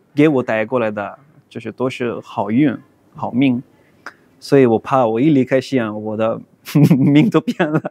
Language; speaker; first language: Chinese; non-native, fluent; Urdu